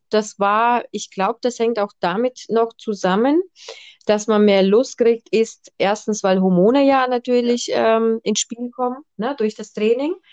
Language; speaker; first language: German; early bilingual, other home language; Russian